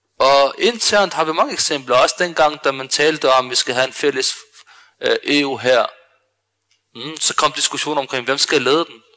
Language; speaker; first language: Danish; early bilingual, other home language; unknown